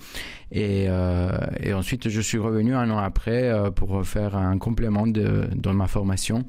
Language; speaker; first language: French; non-native, fluent; Spanish